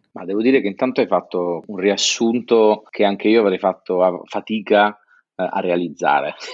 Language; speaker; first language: Italian; native; Italian